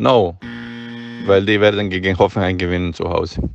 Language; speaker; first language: German; non-native, fluent; Croatian